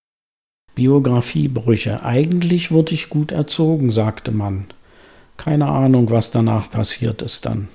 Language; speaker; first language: German; native; German